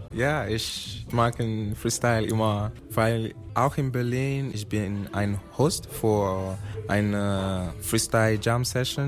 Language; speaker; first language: German; non-native, learner; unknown